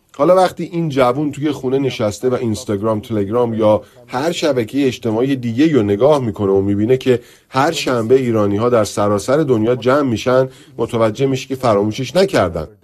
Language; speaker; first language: Persian; early bilingual, heritage; Persian